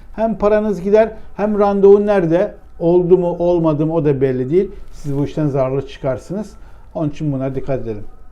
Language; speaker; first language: Turkish; native; Turkish